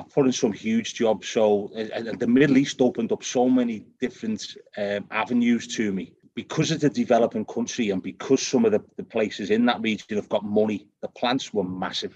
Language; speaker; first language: English; native; English